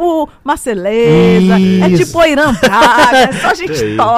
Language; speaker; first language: Portuguese; native; Portuguese